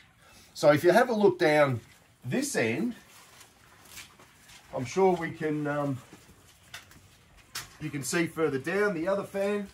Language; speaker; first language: English; native; English